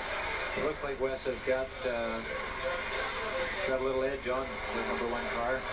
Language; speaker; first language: English; native; English